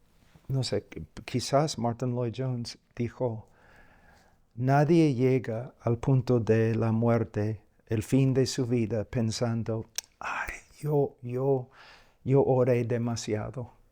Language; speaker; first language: Spanish; non-native, fluent; English